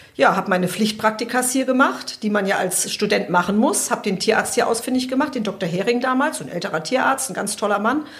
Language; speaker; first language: German; native; German